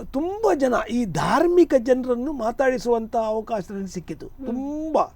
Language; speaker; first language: Kannada; native; Kannada